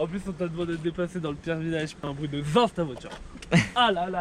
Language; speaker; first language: French; native; French